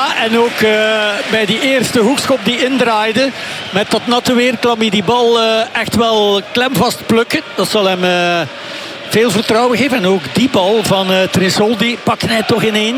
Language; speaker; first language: Dutch; native; Dutch